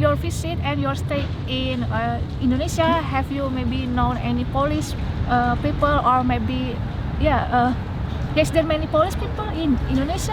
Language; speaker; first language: English; non-native, learner; Indonesian